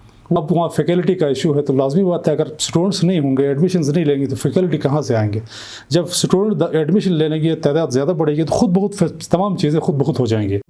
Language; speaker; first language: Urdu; non-native, local second language; Shina